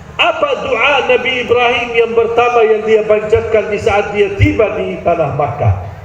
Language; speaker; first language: Malay; non-native, fluent; Arabic